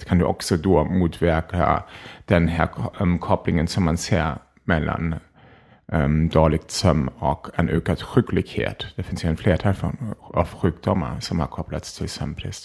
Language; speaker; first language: Swedish; non-native, fluent; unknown